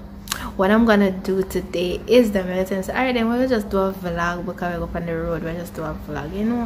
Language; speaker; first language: English; native; English